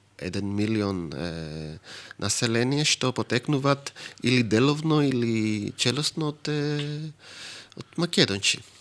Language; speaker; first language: Macedonian; non-native, fluent; Greek